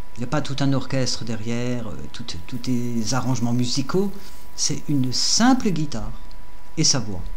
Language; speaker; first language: French; native; French